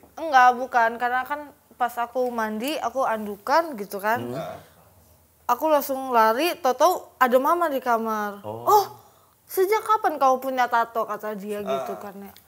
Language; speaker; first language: Indonesian; native; Indonesian